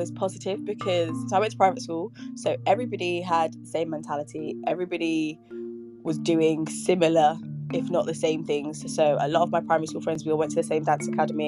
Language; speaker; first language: English; native; English